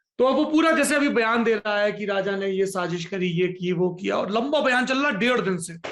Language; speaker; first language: Hindi; native; Hindi